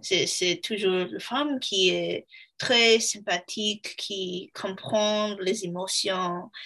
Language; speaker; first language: French; non-native, learner; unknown